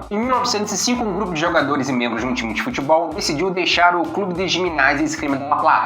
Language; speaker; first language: Portuguese; native; Portuguese